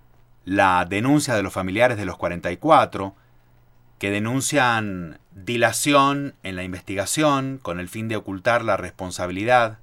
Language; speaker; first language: Spanish; native; Spanish